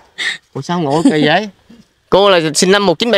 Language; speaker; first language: Vietnamese; native; Vietnamese